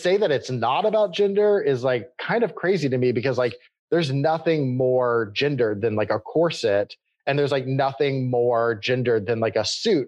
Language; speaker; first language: English; native; English